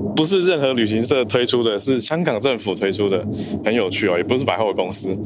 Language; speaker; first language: Chinese; native; Chinese